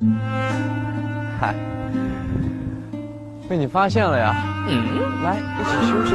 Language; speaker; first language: Chinese; native; Chinese